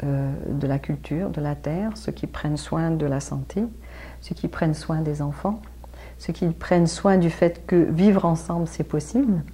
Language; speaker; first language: French; native; French